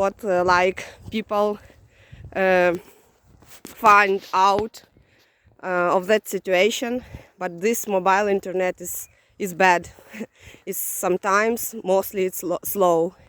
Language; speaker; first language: English; non-native, fluent; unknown